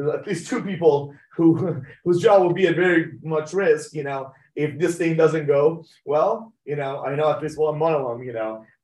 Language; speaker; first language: English; early bilingual, other home language; Persian